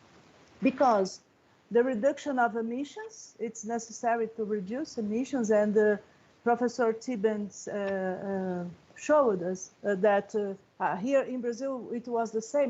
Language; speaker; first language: English; non-native, learner; Portuguese